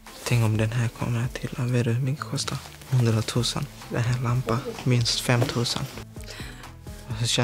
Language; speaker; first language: Swedish; non-native, learner; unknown